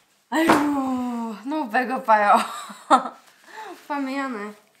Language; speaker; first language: English; non-native, learner; Czech